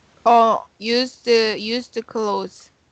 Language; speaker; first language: English; non-native, learner; Korean